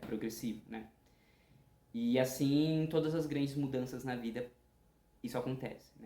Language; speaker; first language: Portuguese; native; Portuguese